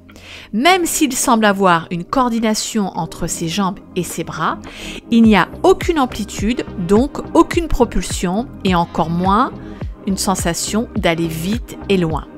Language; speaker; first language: French; native; French